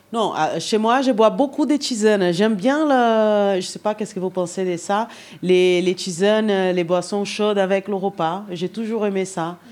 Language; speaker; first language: French; non-native, fluent; Portuguese